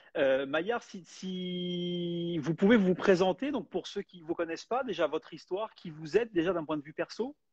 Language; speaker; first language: French; native; French